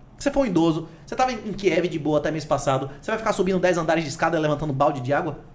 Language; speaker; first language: Portuguese; native; Portuguese